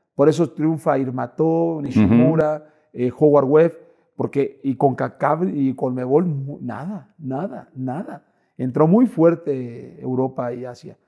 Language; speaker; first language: Spanish; native; Spanish